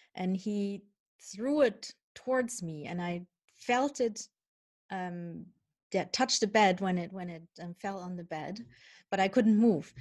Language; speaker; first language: English; non-native, fluent; Dutch